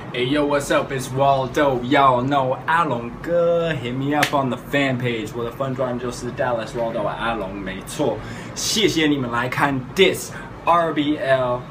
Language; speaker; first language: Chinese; early bilingual, heritage; Chinese